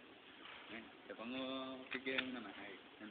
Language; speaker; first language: Spanish; native; Spanish